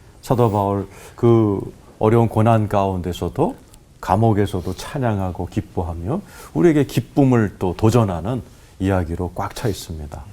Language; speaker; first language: Korean; native; Korean